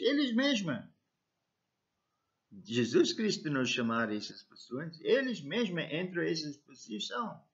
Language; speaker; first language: Portuguese; non-native, learner; English